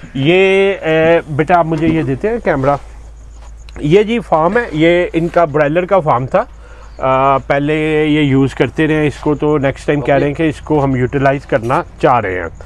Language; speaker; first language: Urdu; non-native, local second language; Punjabi